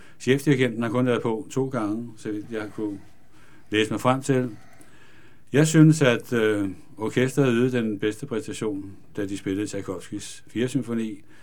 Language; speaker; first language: Danish; native; Danish